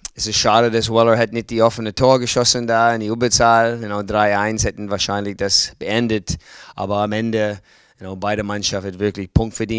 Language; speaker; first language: German; non-native, learner; English